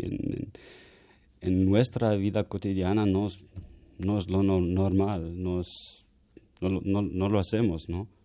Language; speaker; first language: Spanish; non-native, fluent; German